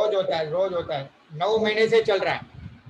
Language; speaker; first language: Hindi; native; Hindi